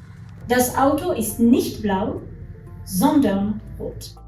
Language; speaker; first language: German; non-native, fluent; French